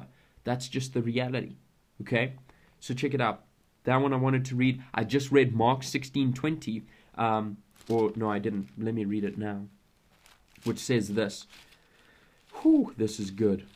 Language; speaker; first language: English; native; English